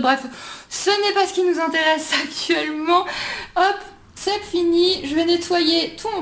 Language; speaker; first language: French; native; French